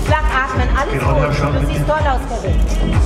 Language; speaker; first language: German; native; German